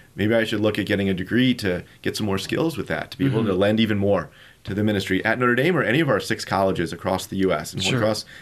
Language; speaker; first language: English; native; English